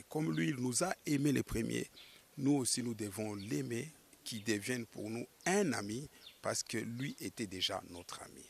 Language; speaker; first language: French; non-native, local second language; Lingala